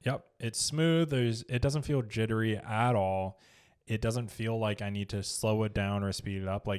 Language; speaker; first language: English; native; English